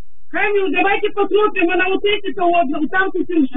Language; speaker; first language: Russian; native; Russian